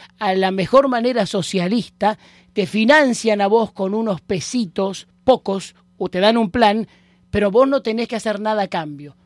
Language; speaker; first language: Spanish; native; Spanish